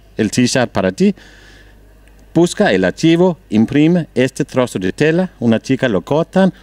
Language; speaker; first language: Spanish; non-native, learner; Danish